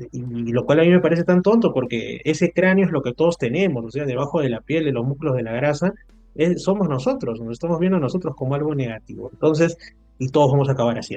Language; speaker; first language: Spanish; native; Spanish